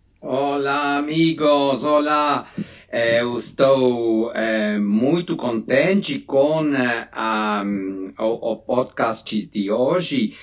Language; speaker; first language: Portuguese; non-native, learner; Spanish